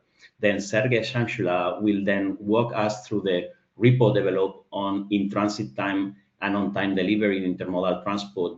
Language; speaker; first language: English; non-native, fluent; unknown